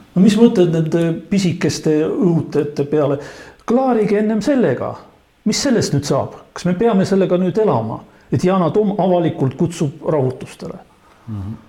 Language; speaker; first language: Estonian; non-native, local second language; Russian